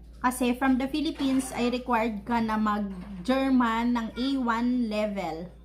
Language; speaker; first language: Filipino; native; Filipino